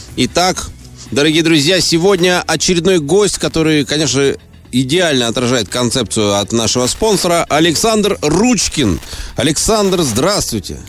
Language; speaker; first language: Russian; native; Russian